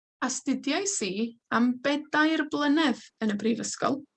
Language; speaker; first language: Welsh; non-native, fluent; Spanish